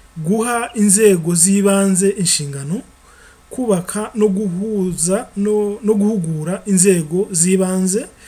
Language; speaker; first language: Kinyarwanda; early bilingual, heritage; Kinyarwanda